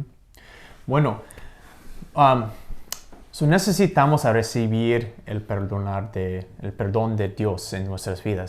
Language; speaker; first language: Spanish; non-native, learner; English